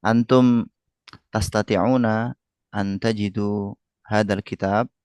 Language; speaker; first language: Arabic; non-native, fluent; Indonesian